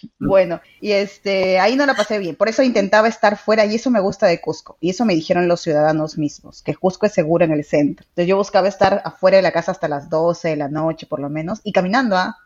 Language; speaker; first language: Spanish; native; Spanish